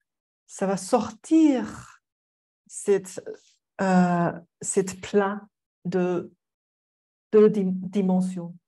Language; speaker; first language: French; non-native, fluent; Chinese